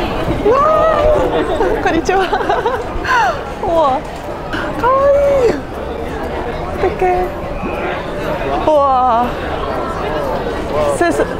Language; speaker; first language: Korean; non-native, fluent; Estonian